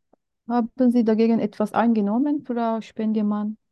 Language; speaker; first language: German; non-native, learner; Turkish